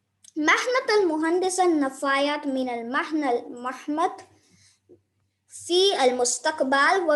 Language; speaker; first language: Arabic; non-native, learner; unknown